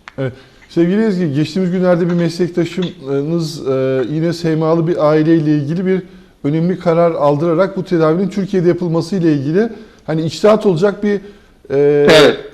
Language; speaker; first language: Turkish; native; Turkish